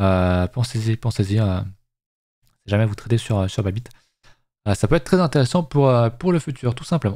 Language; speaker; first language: French; native; French